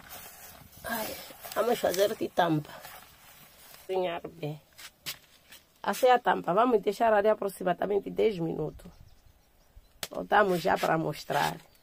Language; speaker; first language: Portuguese; non-native, local second language; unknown